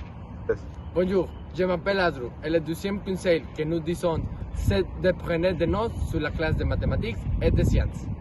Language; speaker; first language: French; non-native, learner; Spanish